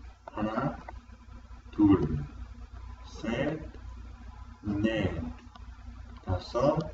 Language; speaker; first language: Korean; non-native, fluent; Spanish